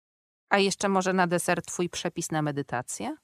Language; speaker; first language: Polish; native; Polish